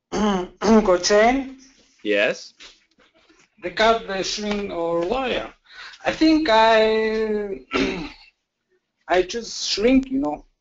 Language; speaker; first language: English; non-native, learner; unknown